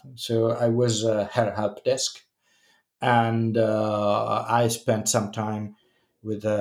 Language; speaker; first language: English; non-native, fluent; Italian